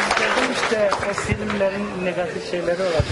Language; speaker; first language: Turkish; non-native, fluent; Indonesian